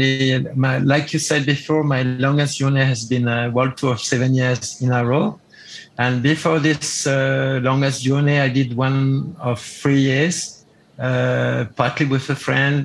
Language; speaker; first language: English; non-native, fluent; French